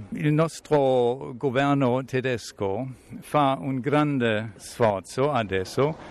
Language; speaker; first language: Italian; non-native, fluent; German